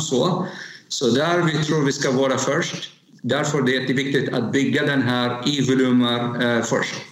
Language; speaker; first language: Swedish; non-native, learner; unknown